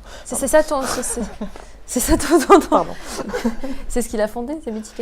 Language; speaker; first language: French; native; French